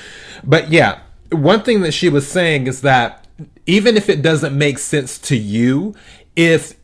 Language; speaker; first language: English; native; English